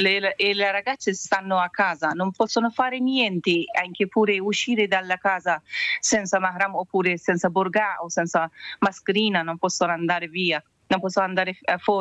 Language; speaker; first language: Italian; non-native, learner; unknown